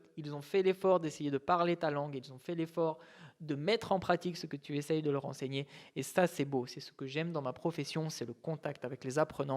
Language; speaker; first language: French; native; French